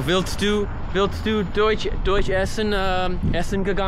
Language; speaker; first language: German; non-native, learner; English